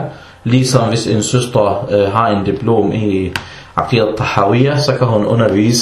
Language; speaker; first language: Danish; non-native, fluent; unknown